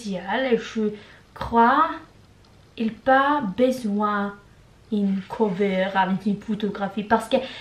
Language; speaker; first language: French; non-native, learner; Norwegian